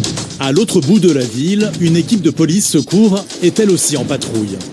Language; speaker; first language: French; native; French